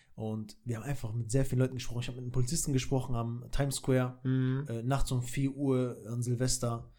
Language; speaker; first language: German; early bilingual, other home language; Albanian